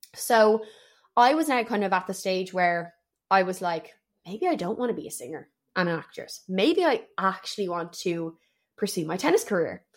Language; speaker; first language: English; native; English